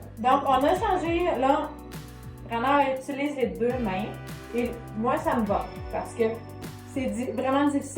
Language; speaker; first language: French; native; French